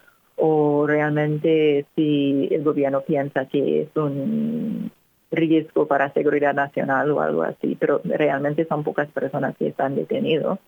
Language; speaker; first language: Spanish; non-native, fluent; English